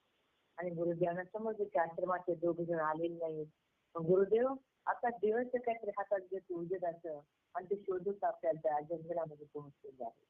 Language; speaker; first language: Marathi; native; Marathi